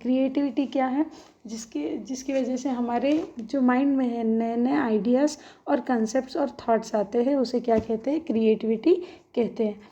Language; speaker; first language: Hindi; non-native, local second language; Marathi